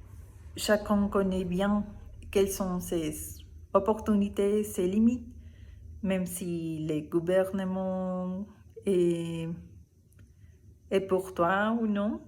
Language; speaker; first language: French; non-native, learner; Spanish